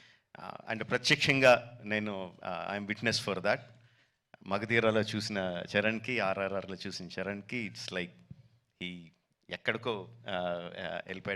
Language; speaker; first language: Telugu; native; Telugu